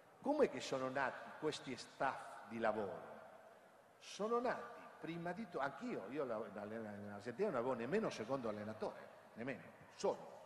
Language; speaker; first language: Italian; non-native, fluent; Spanish